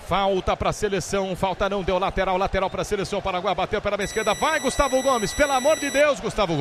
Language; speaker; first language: Portuguese; native; Portuguese